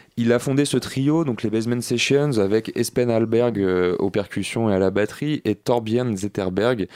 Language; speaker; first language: French; native; French